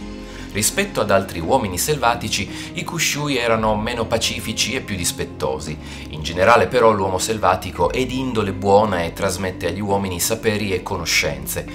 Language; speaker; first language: Italian; native; Italian